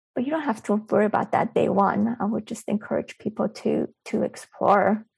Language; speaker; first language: English; early bilingual, other home language; Bulgarian